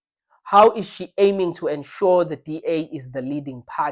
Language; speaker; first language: English; non-native, local second language; Zulu